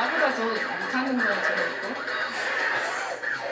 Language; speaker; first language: Korean; non-native, fluent; English